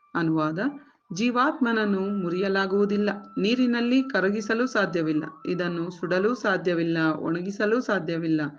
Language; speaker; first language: Kannada; native; Kannada